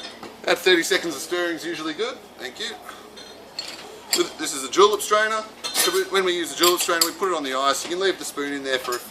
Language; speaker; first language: English; native; English